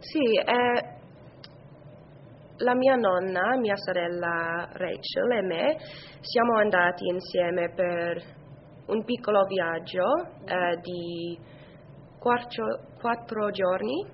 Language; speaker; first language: Italian; non-native, learner; English